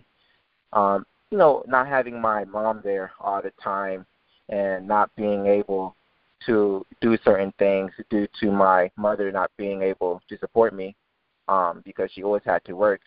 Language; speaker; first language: English; native; English